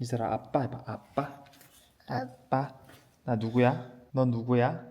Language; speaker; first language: Korean; native; Korean